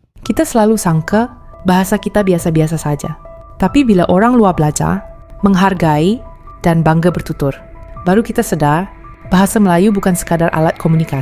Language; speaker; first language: Malay; native; Malay